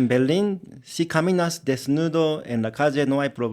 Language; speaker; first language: Spanish; non-native, learner; Japanese